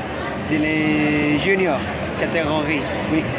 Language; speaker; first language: French; non-native, learner; Spanish